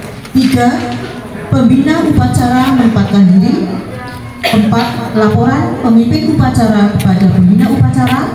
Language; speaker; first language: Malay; non-native, local second language; Javanese